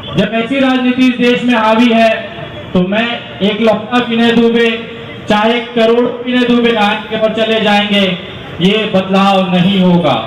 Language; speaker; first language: Hindi; native; Hindi